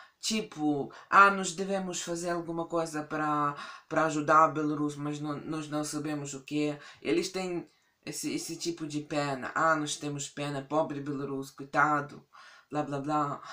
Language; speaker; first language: Portuguese; non-native, fluent; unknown